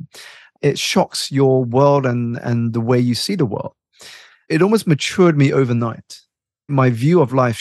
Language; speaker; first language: English; native; English